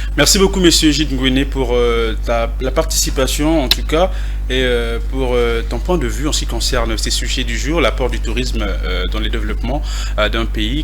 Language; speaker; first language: French; non-native, local second language; Lingala